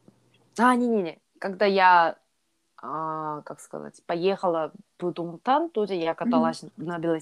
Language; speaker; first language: Russian; non-native, learner; Korean